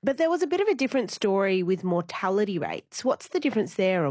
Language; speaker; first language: English; native; English